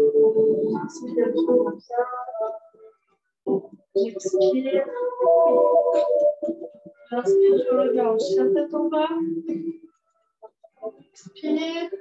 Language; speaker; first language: French; native; French